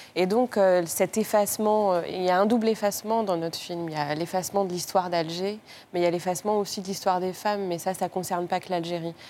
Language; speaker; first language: French; non-native, local second language; Arabic